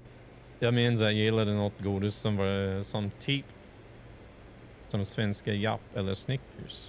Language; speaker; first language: Swedish; non-native, fluent; English